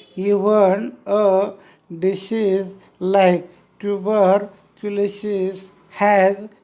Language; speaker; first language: English; non-native, local second language; Marathi